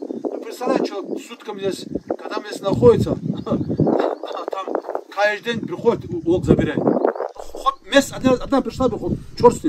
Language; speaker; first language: Russian; non-native, local second language; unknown